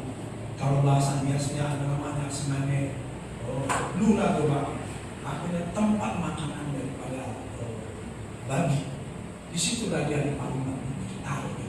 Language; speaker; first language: Indonesian; native; Indonesian